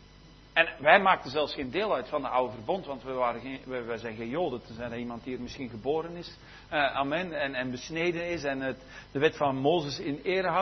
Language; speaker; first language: Dutch; native; Dutch